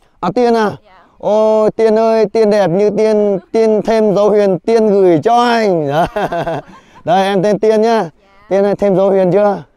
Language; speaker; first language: Vietnamese; non-native, local second language; Hmong